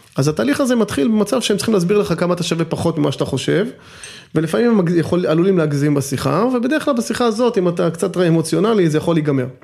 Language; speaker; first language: Hebrew; native; Hebrew